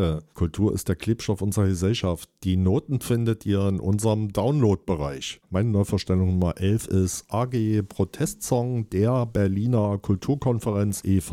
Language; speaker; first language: German; native; German